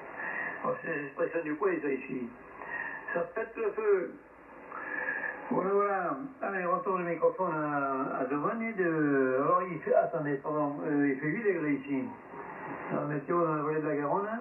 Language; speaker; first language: French; native; French